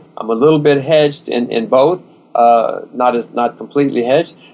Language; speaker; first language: English; native; English